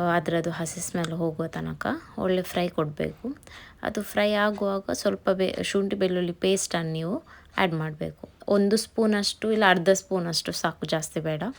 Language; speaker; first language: Kannada; non-native, local second language; Tulu